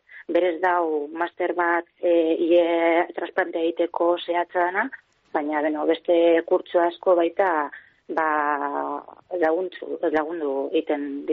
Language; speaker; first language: Basque; native; Basque